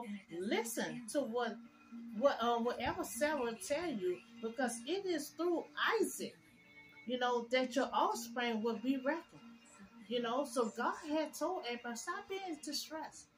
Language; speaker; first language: English; native; English